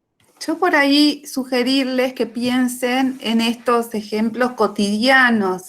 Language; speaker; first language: Spanish; native; Spanish